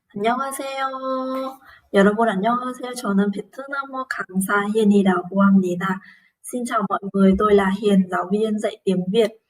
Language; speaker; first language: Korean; non-native, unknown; Vietnamese